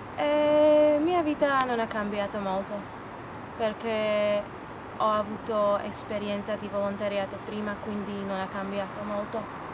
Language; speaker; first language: Italian; non-native, learner; Slovak